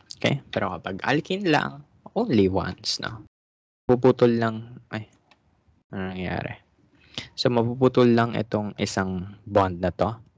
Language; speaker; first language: Filipino; native; Filipino